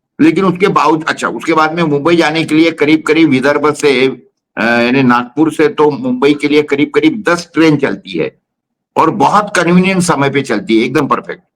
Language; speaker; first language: Hindi; non-native, local second language; Marathi